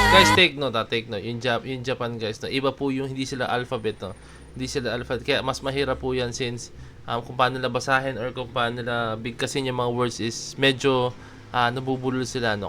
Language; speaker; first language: Filipino; native; Filipino